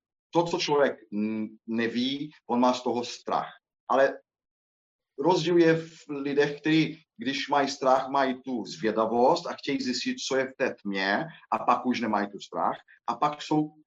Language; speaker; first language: Czech; non-native, fluent; Portuguese